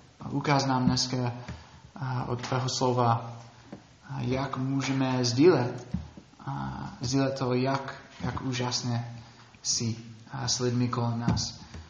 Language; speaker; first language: Czech; non-native, learner; English